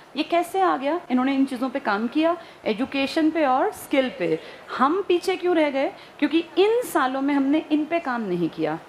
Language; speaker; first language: Hindi; native; Hindi